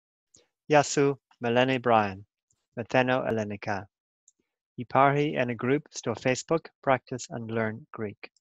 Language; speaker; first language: Greek; non-native, learner; English